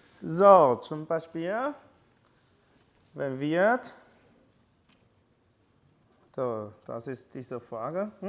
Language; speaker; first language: German; non-native, fluent; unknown